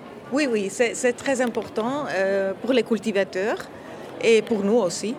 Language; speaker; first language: French; non-native, fluent; Dutch